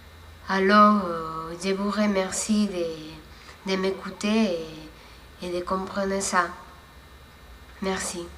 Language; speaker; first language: French; non-native, fluent; Spanish